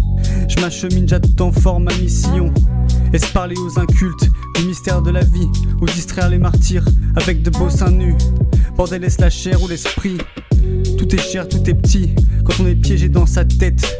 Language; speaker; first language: French; native; French